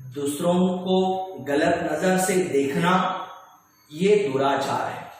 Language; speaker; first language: Hindi; non-native, local second language; Marathi